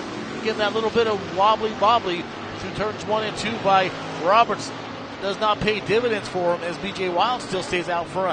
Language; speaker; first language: English; native; English